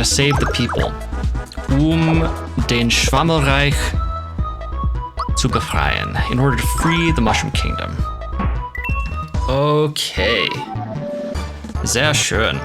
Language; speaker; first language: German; non-native, learner; English